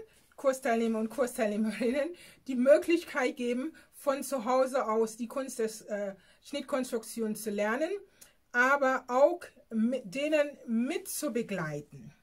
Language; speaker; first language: German; non-native, fluent; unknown